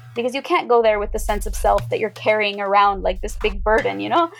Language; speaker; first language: English; native; English